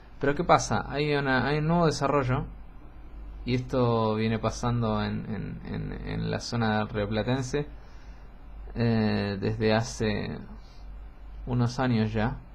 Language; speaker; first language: Spanish; native; Spanish